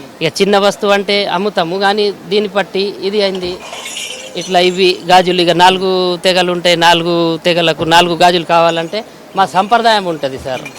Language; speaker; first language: Telugu; non-native, local second language; Gondi